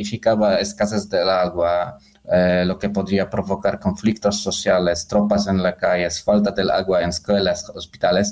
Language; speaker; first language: Spanish; non-native, learner; Polish